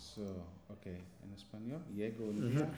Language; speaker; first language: Spanish; non-native, fluent; English